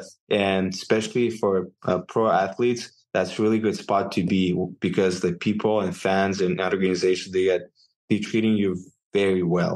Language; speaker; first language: English; non-native, fluent; Russian